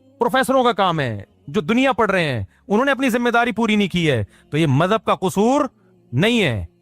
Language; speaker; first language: Urdu; native; Urdu